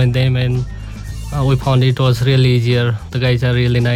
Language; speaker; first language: English; non-native, local second language; Nepali